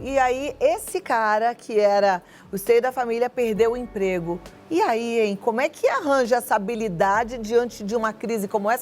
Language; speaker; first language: Portuguese; native; Portuguese